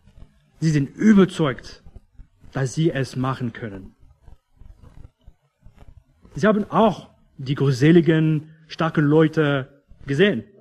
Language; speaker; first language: German; non-native, fluent; English